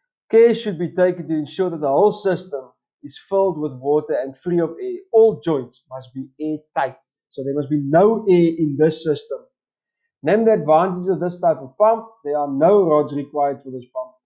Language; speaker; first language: English; non-native, local second language; Afrikaans